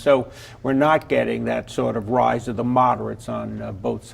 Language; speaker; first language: English; native; English